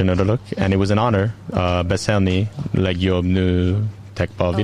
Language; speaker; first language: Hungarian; non-native, learner; English